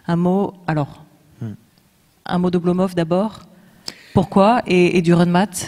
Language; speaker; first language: French; native; French